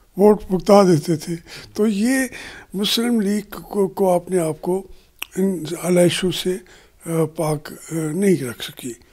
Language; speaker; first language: Urdu; native; Urdu